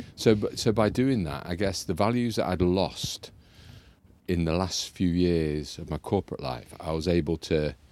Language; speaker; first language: English; native; English